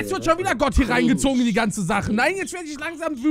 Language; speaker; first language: German; native; German